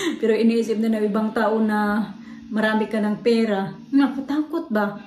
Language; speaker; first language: Filipino; non-native, local second language; Waray